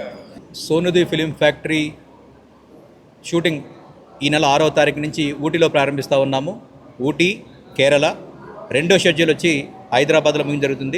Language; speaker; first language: Telugu; native; Telugu